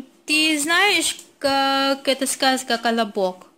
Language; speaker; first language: Russian; non-native, learner; Filipino